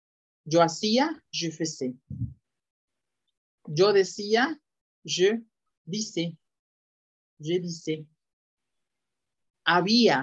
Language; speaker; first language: French; non-native, fluent; Spanish